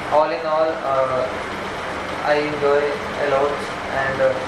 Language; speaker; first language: English; non-native, learner; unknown